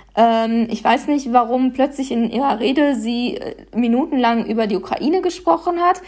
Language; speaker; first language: German; native; German